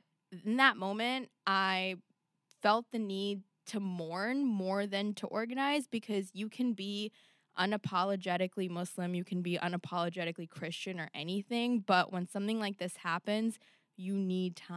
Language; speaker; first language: English; non-native, local second language; Urdu